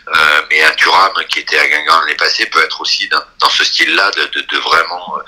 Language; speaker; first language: French; native; French